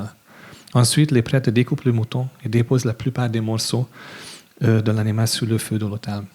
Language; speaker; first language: French; non-native, fluent; English